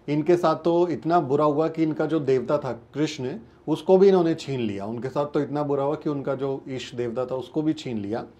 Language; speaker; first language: Hindi; native; Hindi